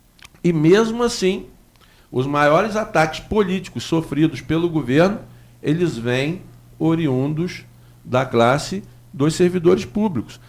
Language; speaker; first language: Portuguese; native; Portuguese